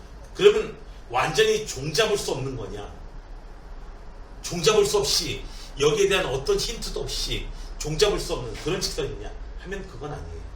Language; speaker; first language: Korean; native; Korean